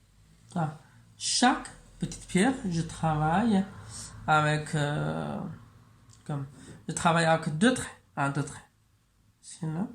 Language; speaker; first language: French; non-native, learner; Chinese